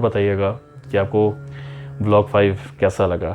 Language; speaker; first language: Hindi; native; Hindi